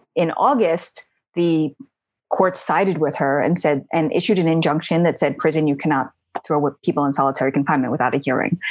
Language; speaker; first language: English; native; English